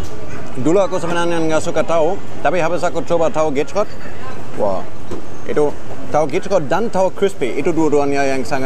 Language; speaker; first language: Indonesian; non-native, fluent; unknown